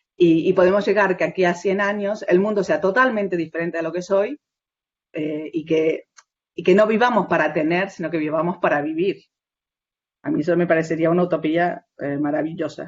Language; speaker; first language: Spanish; native; Spanish